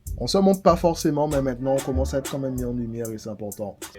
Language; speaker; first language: French; native; French